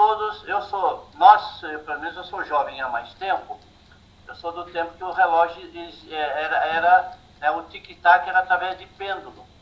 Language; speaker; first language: Portuguese; native; Portuguese